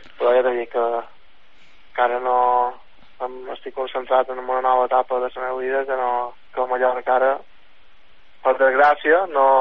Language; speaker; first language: Catalan; native; Catalan